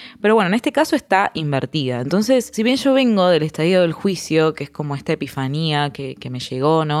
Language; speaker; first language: Spanish; native; Spanish